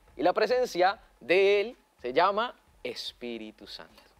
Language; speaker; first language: Spanish; native; Spanish